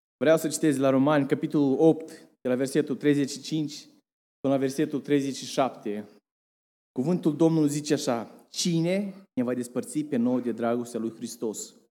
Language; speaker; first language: Romanian; early bilingual, heritage; Romanian